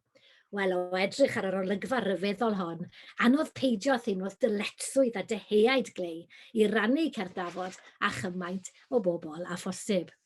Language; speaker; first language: Welsh; native; Welsh